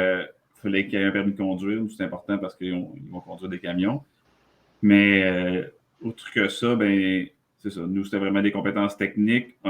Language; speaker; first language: French; native; French